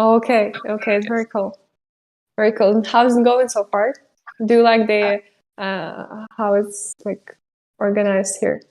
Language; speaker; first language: English; non-native, fluent; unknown